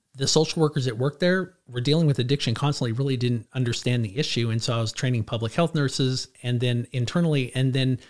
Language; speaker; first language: English; native; English